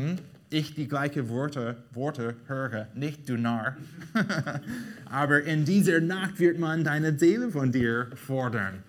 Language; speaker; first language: German; non-native, fluent; English